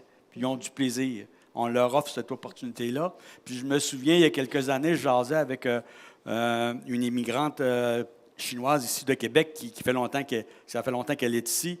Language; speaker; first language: French; native; French